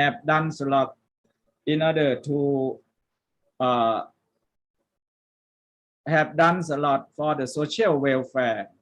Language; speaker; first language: English; non-native, learner; Thai